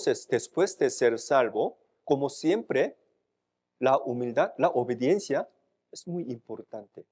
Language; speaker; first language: Spanish; non-native, fluent; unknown